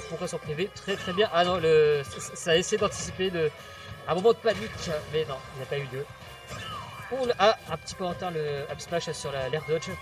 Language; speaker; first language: French; native; French